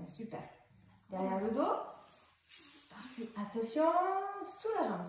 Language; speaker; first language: French; native; French